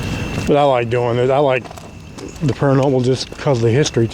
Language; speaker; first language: English; native; English